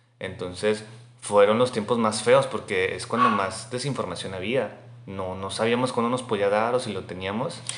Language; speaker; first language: Spanish; native; Spanish